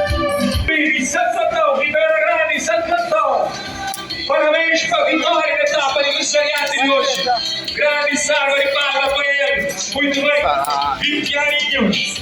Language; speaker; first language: Portuguese; non-native, local second language; Kabuverdianu